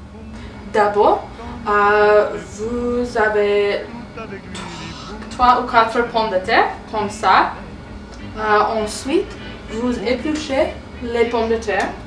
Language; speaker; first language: French; non-native, learner; English